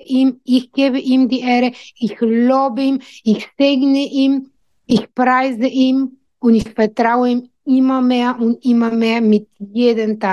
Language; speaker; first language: German; non-native, fluent; Bulgarian